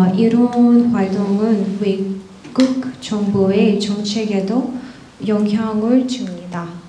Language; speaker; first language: Korean; non-native, learner; Russian